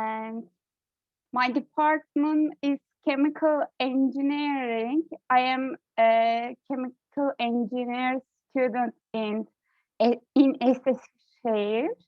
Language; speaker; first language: English; non-native, learner; Turkish